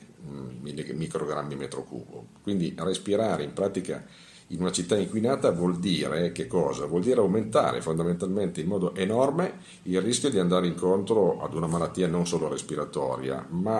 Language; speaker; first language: Italian; native; Italian